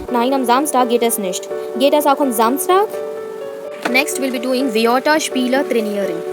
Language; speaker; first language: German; non-native, fluent; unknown